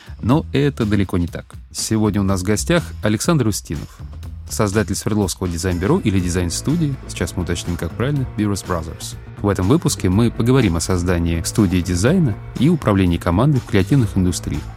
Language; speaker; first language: Russian; native; Russian